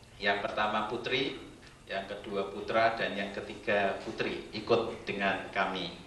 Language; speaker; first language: Indonesian; native; Indonesian